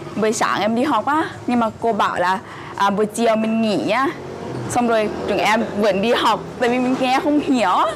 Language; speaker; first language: Vietnamese; non-native, fluent; Lao